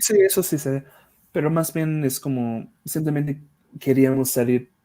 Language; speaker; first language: Spanish; non-native, fluent; English